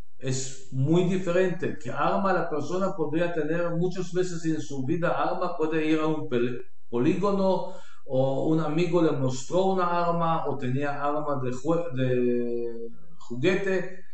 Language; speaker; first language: Spanish; non-native, learner; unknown